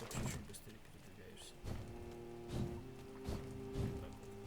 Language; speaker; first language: Russian; native; Russian